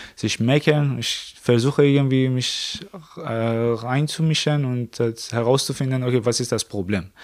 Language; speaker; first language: German; non-native, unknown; Persian